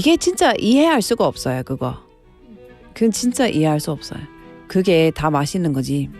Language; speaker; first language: Korean; non-native, learner; English